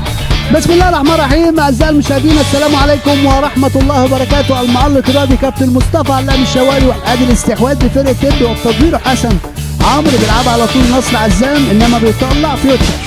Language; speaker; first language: Arabic; native; Arabic